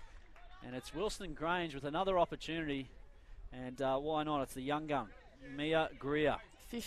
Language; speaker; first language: English; native; English